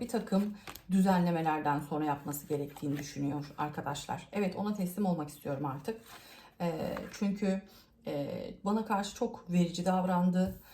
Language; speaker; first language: Turkish; native; Turkish